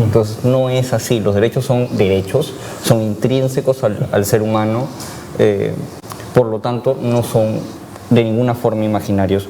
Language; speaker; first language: Spanish; native; Spanish